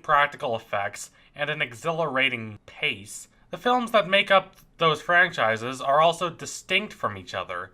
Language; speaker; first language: English; native; English